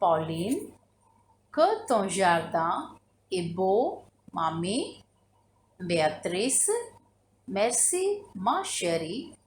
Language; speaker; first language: French; non-native, fluent; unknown